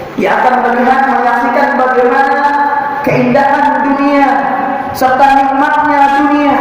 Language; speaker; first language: Indonesian; native; Indonesian